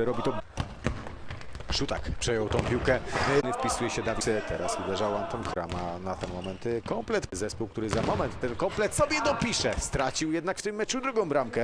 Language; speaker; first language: Polish; native; Polish